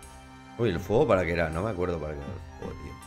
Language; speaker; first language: Spanish; native; Spanish